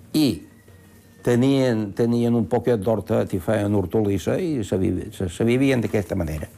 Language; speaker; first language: Catalan; native; Catalan